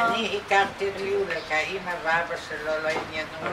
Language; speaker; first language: Hebrew; non-native, fluent; Polish